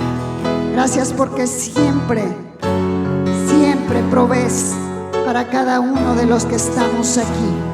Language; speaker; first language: Spanish; native; Spanish